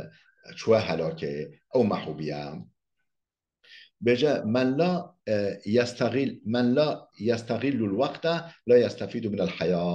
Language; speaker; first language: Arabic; non-native, fluent; Kurdish